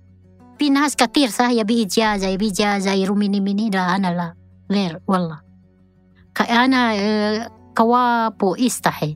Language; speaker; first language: Arabic; non-native, learner; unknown